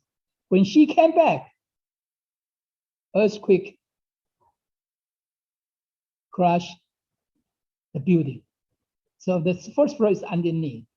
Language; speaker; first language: English; non-native, fluent; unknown